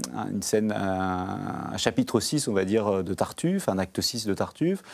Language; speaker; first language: French; native; French